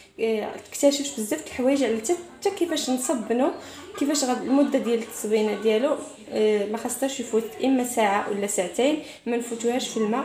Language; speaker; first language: Arabic; native; Arabic